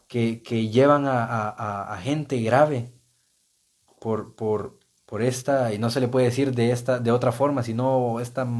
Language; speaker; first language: Spanish; native; Spanish